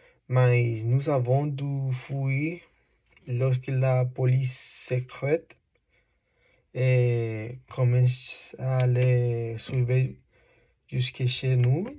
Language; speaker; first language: French; non-native, learner; Spanish